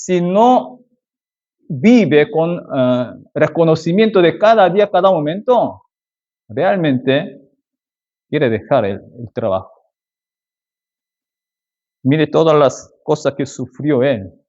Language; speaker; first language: Spanish; non-native, fluent; Korean